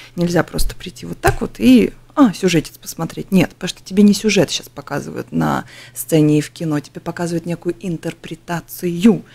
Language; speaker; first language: Russian; native; Russian